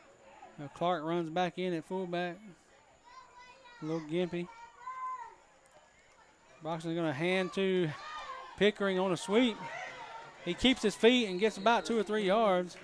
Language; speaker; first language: English; native; English